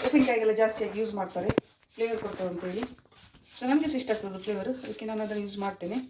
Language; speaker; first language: Kannada; non-native, local second language; Konkani